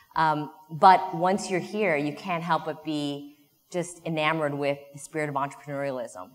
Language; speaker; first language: English; native; English